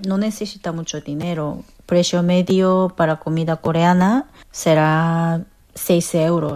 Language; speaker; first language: Spanish; non-native, fluent; Korean